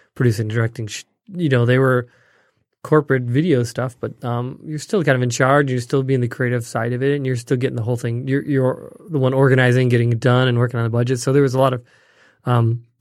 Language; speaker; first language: English; native; English